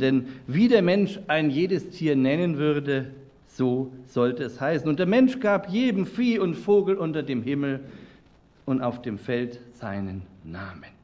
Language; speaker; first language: German; native; German